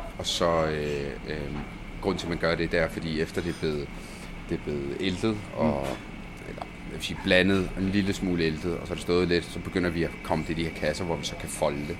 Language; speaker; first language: Danish; early bilingual, other home language; Italian